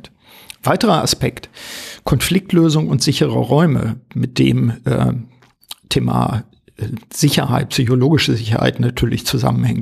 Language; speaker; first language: German; native; German